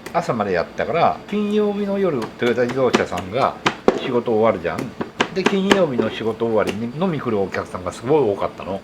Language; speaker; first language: Japanese; native; Japanese